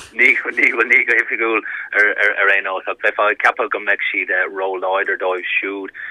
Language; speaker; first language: Irish; native; Irish